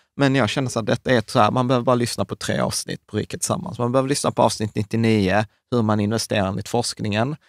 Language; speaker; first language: Swedish; native; Swedish